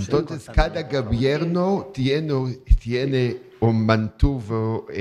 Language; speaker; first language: Spanish; non-native, learner; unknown